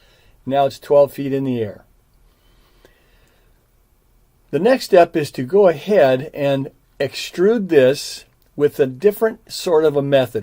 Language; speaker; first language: English; native; English